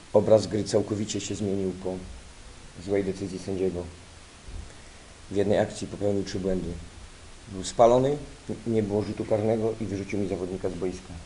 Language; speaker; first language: Polish; native; Polish